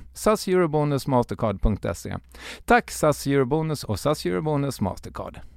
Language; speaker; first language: Swedish; native; Swedish